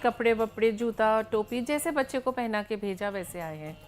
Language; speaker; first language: Hindi; native; Hindi